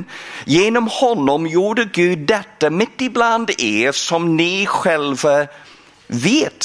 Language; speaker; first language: Swedish; non-native, fluent; English